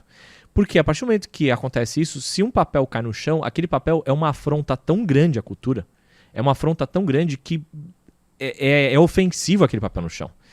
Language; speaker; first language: Portuguese; native; Portuguese